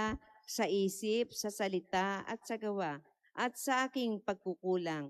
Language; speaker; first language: Filipino; native; Filipino